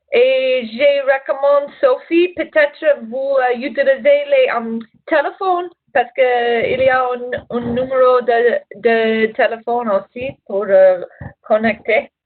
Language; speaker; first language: French; non-native, learner; English